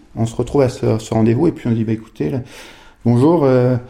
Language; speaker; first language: French; native; French